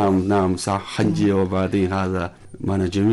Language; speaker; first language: Arabic; non-native, learner; Chinese